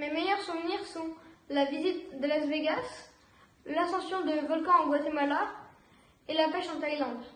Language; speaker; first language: French; native; French